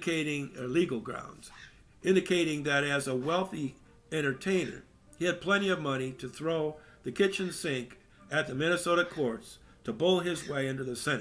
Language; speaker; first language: English; native; English